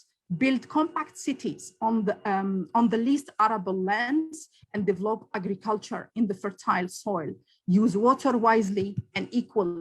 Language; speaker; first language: English; non-native, local second language; Arabic